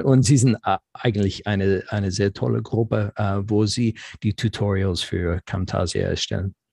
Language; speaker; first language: German; non-native, fluent; English